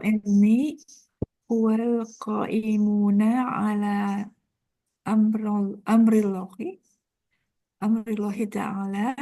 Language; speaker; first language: Arabic; non-native, learner; Indonesian